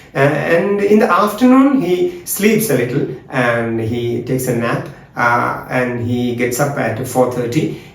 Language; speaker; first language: English; non-native, local second language; Malayalam